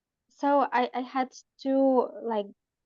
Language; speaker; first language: English; non-native, learner; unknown